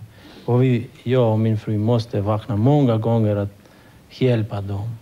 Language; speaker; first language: Swedish; non-native, learner; Albanian